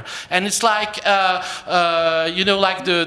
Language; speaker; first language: English; non-native, fluent; French